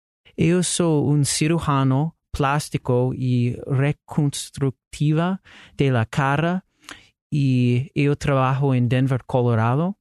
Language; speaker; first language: Spanish; non-native, learner; English